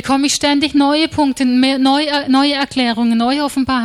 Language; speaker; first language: German; native; German